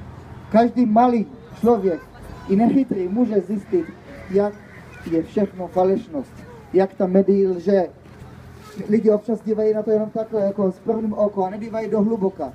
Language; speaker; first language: Czech; early bilingual, heritage; Czech